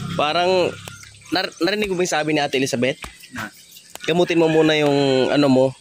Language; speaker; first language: Filipino; non-native, local second language; Cebuano